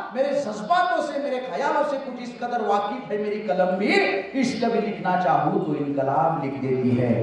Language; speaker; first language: Hindi; non-native, local second language; Marathi